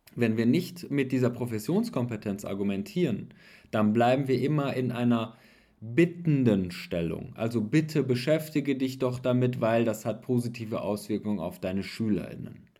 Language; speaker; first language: German; early bilingual, other home language; Persian